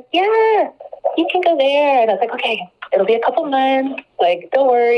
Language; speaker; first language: English; native; English